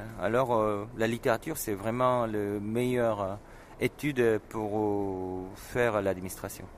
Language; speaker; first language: French; non-native, fluent; Korean